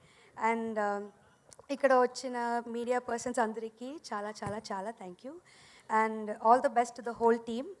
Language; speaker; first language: Telugu; non-native, learner; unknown